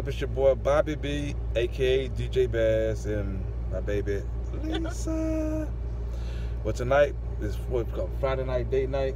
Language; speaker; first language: English; native; English